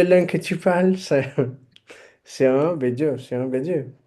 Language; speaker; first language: French; non-native, fluent; Portuguese